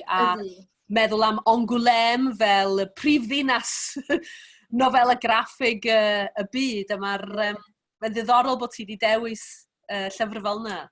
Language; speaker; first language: Welsh; native; Welsh